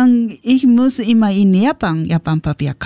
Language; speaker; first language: German; non-native, learner; Japanese